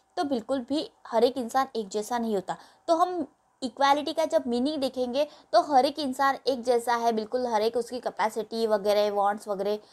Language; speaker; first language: Hindi; non-native, local second language; Marathi